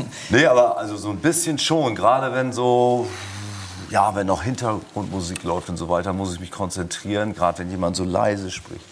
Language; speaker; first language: German; native; German